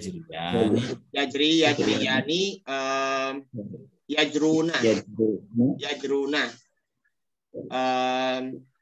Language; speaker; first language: Arabic; non-native, learner; Indonesian